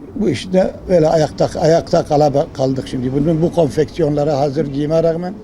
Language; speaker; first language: Turkish; native; Turkish